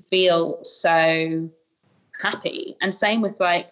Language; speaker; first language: English; native; English